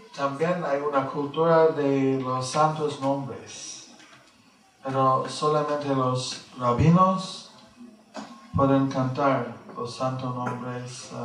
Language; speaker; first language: Spanish; non-native, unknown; English